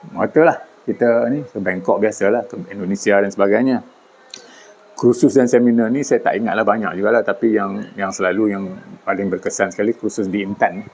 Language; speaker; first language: Malay; native; Malay